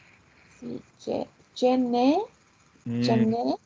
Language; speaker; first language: Italian; non-native, learner; Spanish